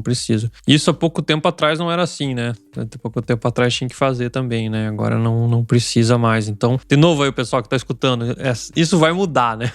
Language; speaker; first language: Portuguese; native; Portuguese